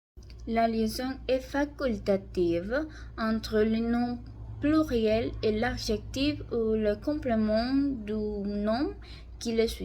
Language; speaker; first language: French; non-native, learner; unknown